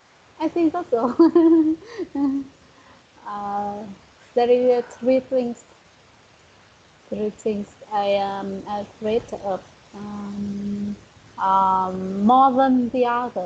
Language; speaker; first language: English; non-native, learner; Vietnamese